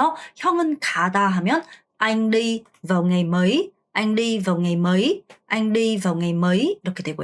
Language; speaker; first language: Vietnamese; non-native, fluent; Korean